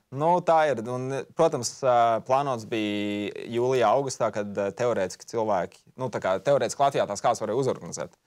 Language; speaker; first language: Latvian; native; Latvian